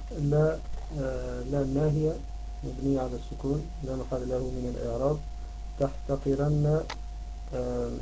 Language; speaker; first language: Arabic; non-native, learner; Dutch